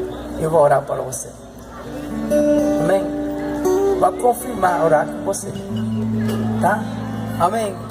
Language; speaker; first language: Portuguese; non-native, learner; Spanish